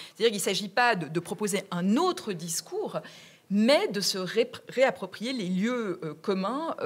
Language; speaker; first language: French; native; French